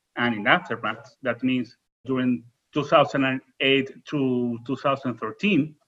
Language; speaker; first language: English; non-native, fluent; Spanish